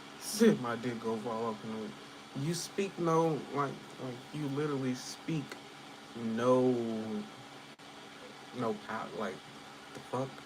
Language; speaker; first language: English; native; English